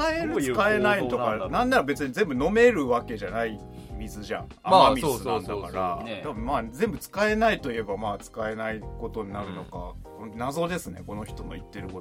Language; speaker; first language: Japanese; native; Japanese